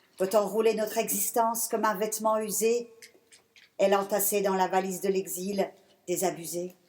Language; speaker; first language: French; early bilingual, other home language; Persian